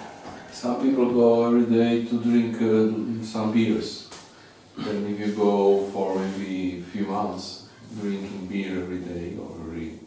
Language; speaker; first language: English; non-native, learner; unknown